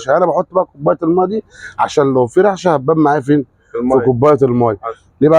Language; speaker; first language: Arabic; native; Arabic